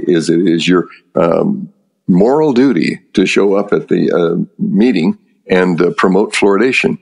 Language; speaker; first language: English; native; English